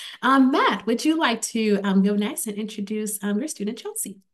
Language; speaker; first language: English; native; English